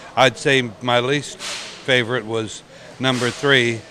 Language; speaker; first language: English; native; English